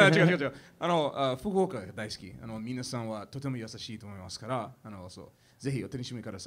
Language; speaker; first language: Japanese; non-native, learner; English